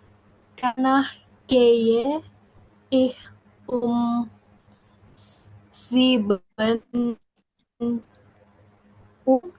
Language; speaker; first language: German; non-native, learner; Indonesian